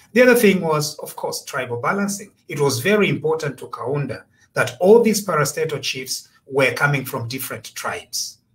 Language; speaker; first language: English; non-native, local second language; Bemba